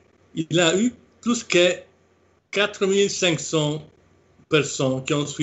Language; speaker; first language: French; non-native, fluent; Italian